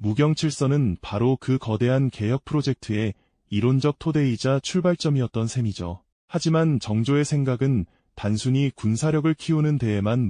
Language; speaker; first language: Korean; native; Korean